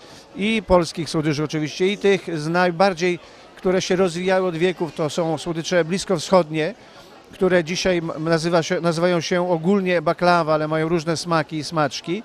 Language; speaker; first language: Polish; native; Polish